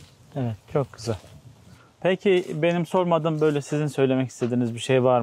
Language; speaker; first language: Turkish; native; Turkish